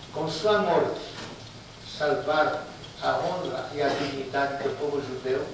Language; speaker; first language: Portuguese; non-native, fluent; Yiddish